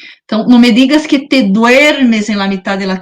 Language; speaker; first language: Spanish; non-native, fluent; Portuguese